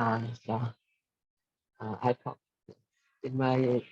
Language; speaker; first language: English; non-native, learner; Vietnamese